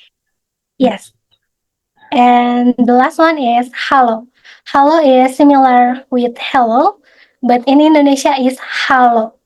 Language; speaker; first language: English; non-native, fluent; Indonesian